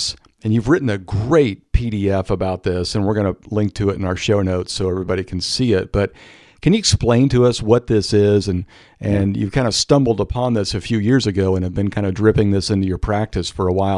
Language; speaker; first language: English; native; English